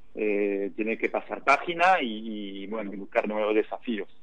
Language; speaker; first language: Spanish; non-native, fluent; French